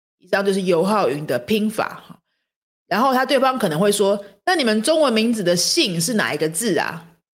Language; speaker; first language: Chinese; native; Chinese